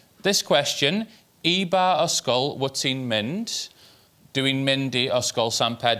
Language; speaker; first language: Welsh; non-native, local second language; English